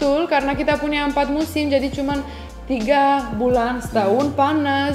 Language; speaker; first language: Indonesian; non-native, fluent; Romanian